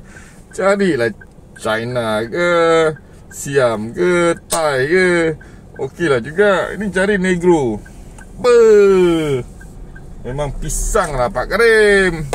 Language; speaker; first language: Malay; non-native, local second language; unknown